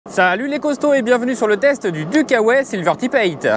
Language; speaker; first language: French; native; French